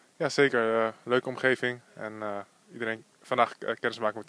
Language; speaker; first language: Dutch; native; Dutch